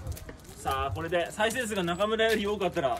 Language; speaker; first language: Japanese; native; Japanese